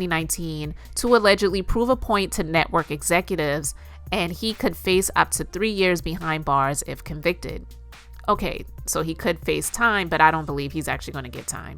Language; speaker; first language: English; native; English